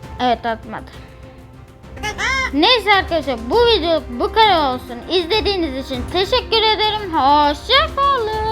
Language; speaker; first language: Turkish; native; Turkish